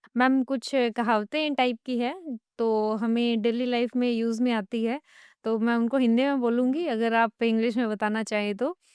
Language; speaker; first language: Hindi; native; Hindi